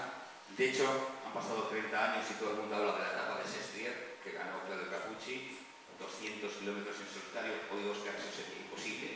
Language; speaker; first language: Spanish; native; Spanish